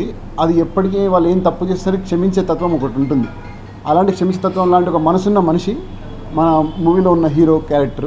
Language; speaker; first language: Telugu; native; Telugu